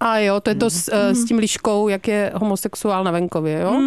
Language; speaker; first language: Czech; native; Czech